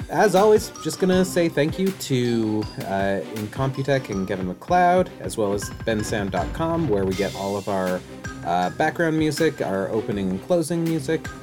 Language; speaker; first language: English; native; English